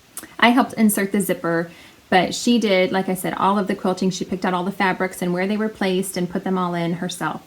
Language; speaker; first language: English; native; English